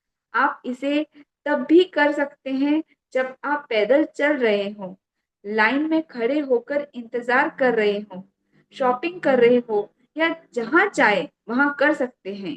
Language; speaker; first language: Hindi; native; Hindi